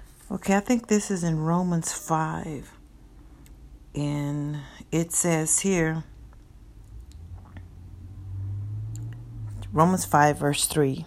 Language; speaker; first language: English; native; English